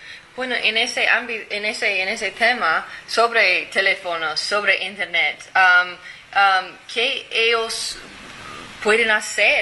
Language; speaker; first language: Spanish; non-native, fluent; English